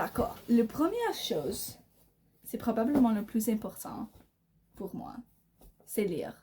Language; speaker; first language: French; non-native, learner; English